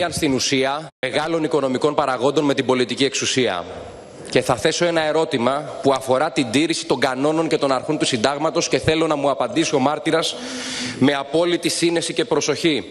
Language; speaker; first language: Greek; native; Greek